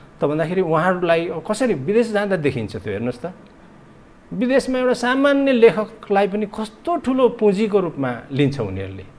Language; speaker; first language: Nepali; non-native, local second language; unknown